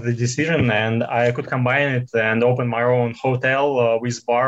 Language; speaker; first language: English; non-native, fluent; Russian